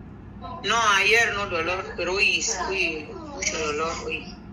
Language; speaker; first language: Spanish; non-native, learner; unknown